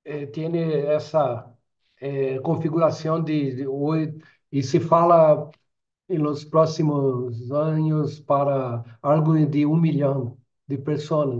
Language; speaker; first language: Spanish; non-native, fluent; Portuguese